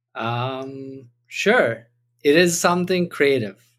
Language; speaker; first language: English; non-native, fluent; Turkish